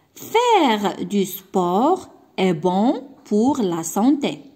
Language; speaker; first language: French; non-native, local second language; Arabic